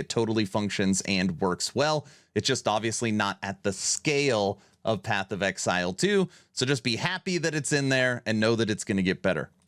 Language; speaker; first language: English; native; English